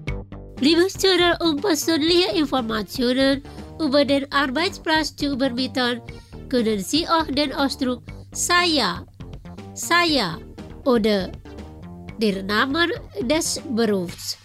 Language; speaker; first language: German; non-native, fluent; Indonesian